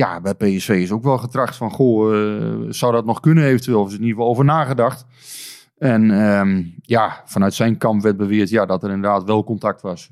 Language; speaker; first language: Dutch; native; Dutch